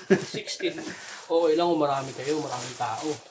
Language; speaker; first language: Filipino; native; Filipino